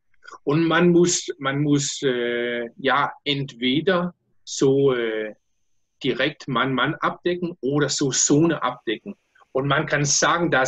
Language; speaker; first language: German; non-native, learner; Danish